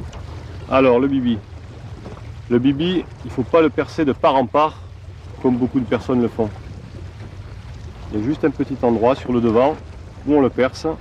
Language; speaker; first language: French; native; French